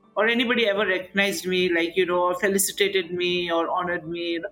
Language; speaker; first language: English; non-native, local second language; Nepali